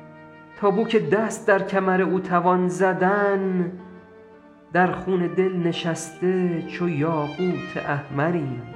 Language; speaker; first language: Persian; native; Persian